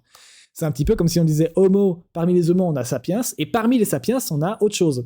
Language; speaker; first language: French; native; French